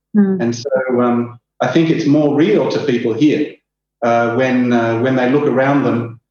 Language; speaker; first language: English; native; English